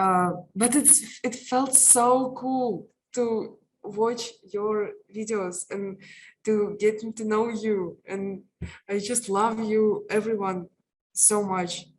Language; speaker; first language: English; non-native, fluent; Russian